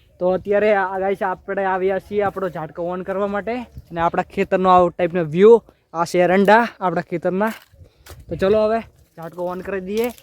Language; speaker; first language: Gujarati; non-native, local second language; Hindi